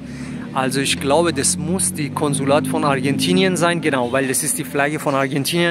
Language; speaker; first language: German; non-native, fluent; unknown